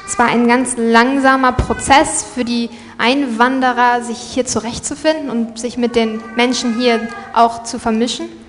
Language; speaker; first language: German; native; German